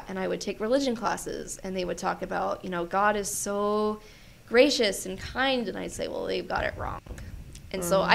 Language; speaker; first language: English; native; English